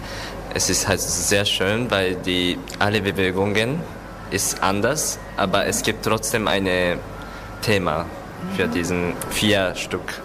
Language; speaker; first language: German; non-native, learner; Japanese